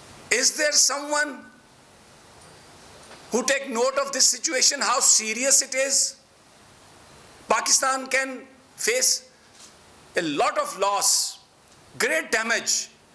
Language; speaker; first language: English; non-native, local second language; Urdu